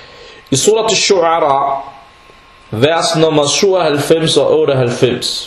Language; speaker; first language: Danish; non-native, fluent; Arabic